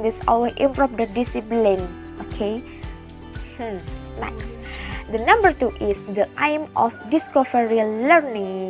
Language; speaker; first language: English; non-native, learner; Indonesian